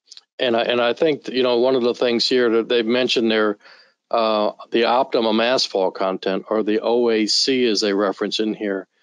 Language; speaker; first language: English; native; English